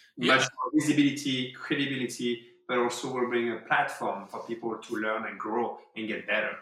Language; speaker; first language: English; non-native, fluent; French